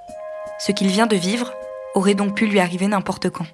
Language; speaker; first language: French; native; French